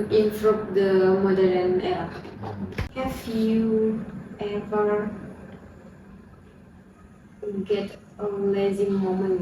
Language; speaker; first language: English; non-native, learner; Indonesian